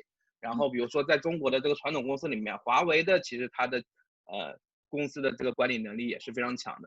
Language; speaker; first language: Chinese; native; Chinese